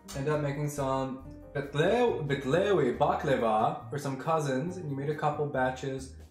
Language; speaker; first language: English; native; English